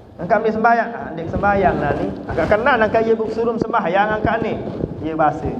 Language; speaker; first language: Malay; non-native, local second language; Sasak